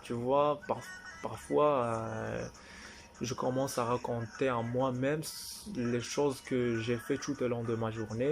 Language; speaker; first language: French; non-native, fluent; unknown